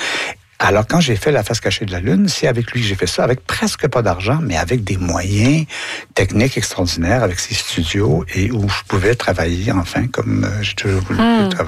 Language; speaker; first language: French; native; French